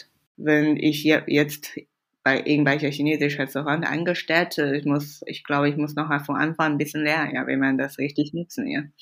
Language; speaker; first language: German; non-native, fluent; Chinese